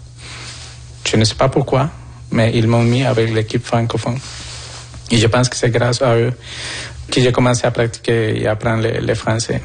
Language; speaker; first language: French; non-native, fluent; Spanish